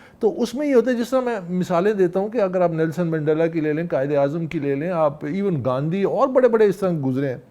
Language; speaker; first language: Urdu; non-native, local second language; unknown